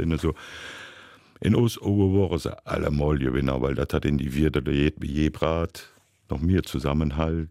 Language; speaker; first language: German; native; German